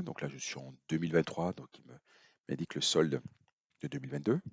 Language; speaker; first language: French; native; French